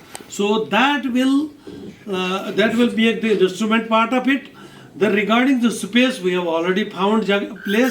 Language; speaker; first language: English; non-native, local second language; Kashmiri